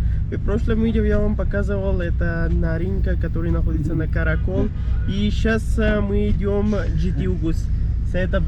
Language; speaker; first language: Russian; non-native, learner; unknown